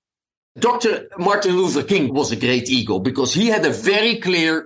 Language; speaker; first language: English; non-native, fluent; Dutch